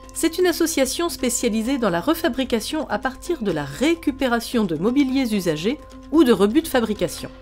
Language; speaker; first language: French; native; French